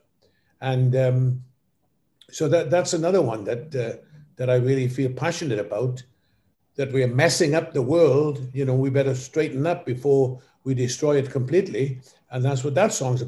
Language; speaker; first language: English; native; English